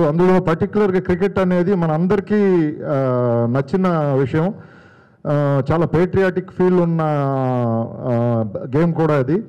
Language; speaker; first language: Telugu; native; Telugu